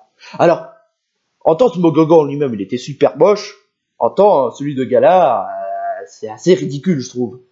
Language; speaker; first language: French; native; French